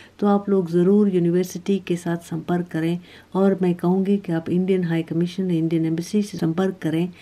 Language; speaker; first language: Hindi; native; Hindi